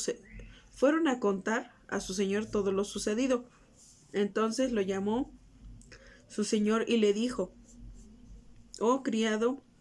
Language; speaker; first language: Spanish; native; Spanish